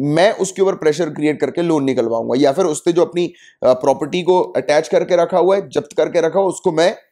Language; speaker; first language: Hindi; native; Hindi